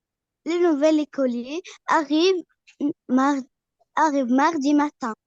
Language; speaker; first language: French; non-native, learner; Arabic